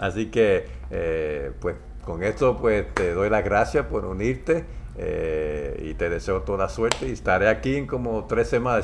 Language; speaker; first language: Spanish; native; Spanish